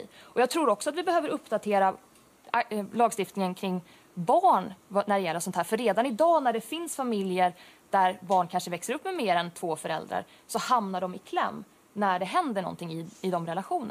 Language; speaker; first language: Swedish; native; Swedish